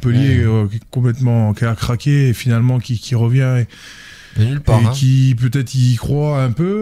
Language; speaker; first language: French; native; French